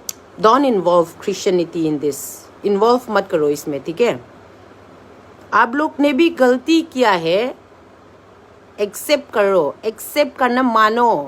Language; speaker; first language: Hindi; non-native, local second language; Manipuri